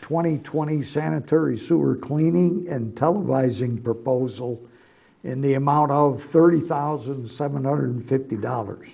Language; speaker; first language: English; native; English